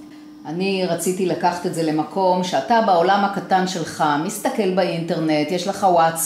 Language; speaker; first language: Hebrew; native; Hebrew